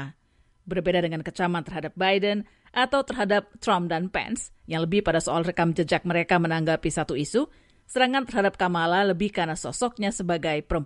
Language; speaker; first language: Indonesian; native; Indonesian